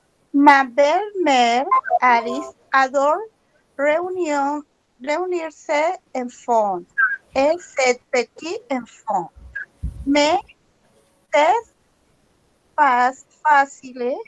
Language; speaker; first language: French; non-native, learner; Spanish